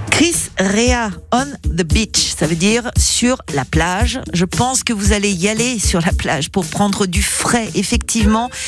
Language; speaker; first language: French; native; French